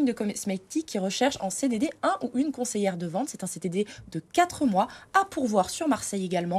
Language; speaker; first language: French; native; French